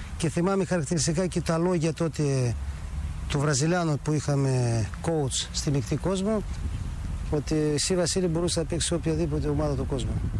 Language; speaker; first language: Greek; early bilingual, heritage; Greek